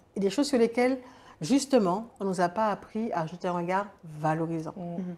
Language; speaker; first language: French; native; French